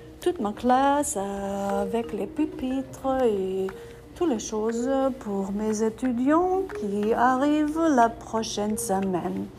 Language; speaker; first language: French; non-native, fluent; English